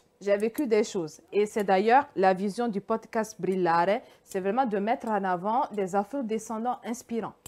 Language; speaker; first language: French; early bilingual, heritage; French